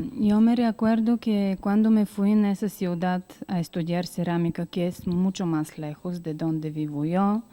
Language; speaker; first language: Spanish; non-native, learner; Bulgarian